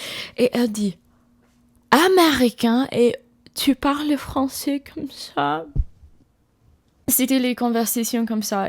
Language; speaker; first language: French; non-native, learner; English